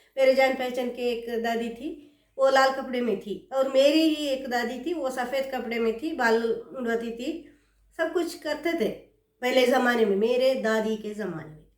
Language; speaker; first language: Hindi; non-native, local second language; Kannada